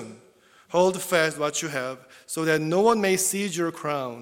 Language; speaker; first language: English; non-native, fluent; Korean